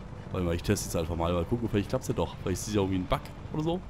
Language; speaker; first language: German; native; German